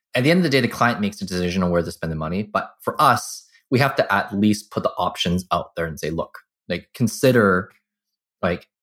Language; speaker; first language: English; native; English